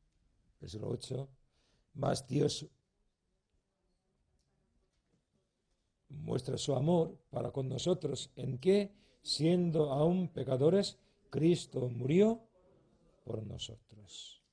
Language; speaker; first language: Spanish; non-native, learner; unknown